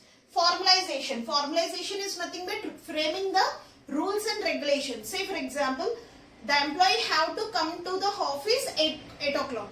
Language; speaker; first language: English; non-native, local second language; Telugu